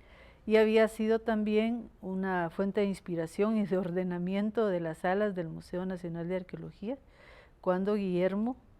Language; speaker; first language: Spanish; native; Spanish